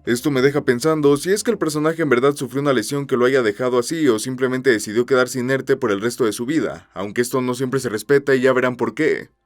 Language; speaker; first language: Spanish; native; Spanish